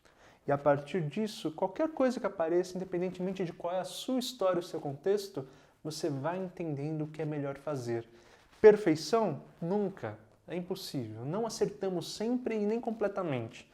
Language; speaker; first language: Portuguese; native; Portuguese